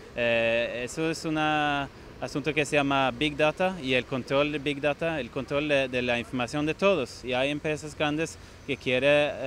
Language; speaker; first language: Spanish; non-native, fluent; Norwegian